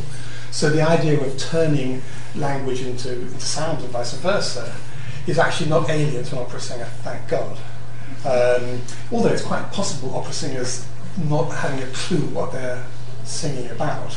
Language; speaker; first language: English; native; English